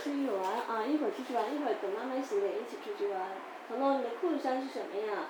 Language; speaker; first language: Chinese; native; Chinese